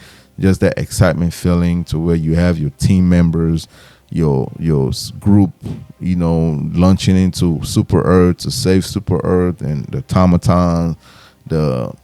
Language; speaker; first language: English; native; English